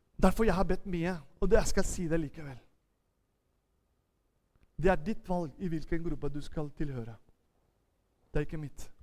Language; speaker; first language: Norwegian; non-native, fluent; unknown